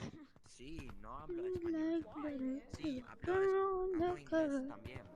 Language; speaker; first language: Spanish; non-native, learner; English